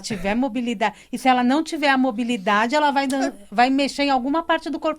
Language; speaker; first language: Portuguese; native; Portuguese